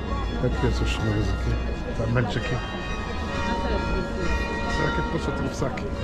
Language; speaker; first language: Portuguese; native; Portuguese